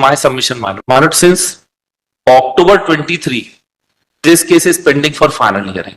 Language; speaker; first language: English; non-native, local second language; Hindi